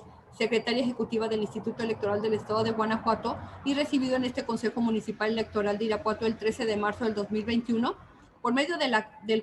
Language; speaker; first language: Spanish; native; Spanish